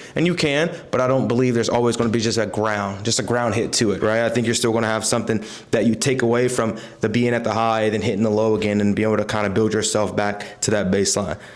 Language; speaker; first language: English; native; English